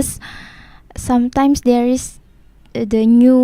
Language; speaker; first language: English; non-native, learner; Indonesian